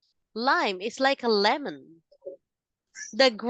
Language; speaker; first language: English; non-native, fluent; Filipino